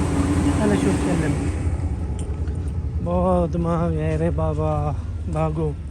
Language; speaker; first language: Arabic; non-native, learner; Urdu